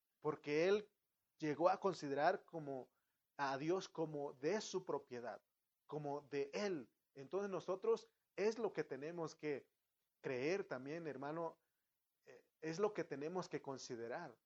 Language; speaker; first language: Spanish; native; Spanish